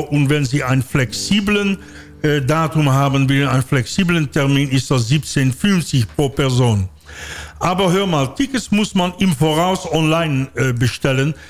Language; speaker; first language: German; non-native, learner; Dutch